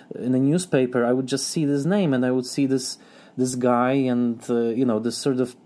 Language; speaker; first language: English; non-native, fluent; Polish